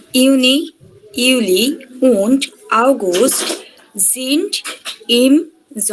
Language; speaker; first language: German; non-native, learner; Bangla